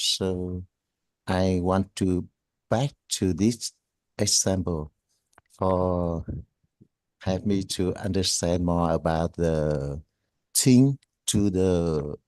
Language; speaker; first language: English; non-native, learner; Vietnamese